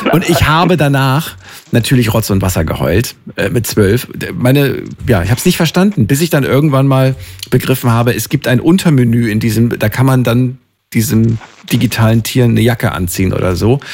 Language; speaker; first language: German; native; German